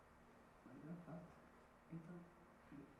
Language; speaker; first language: Basque; early bilingual, other home language; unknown